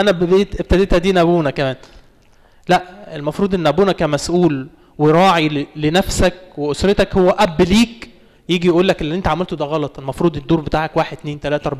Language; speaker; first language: Arabic; native; Arabic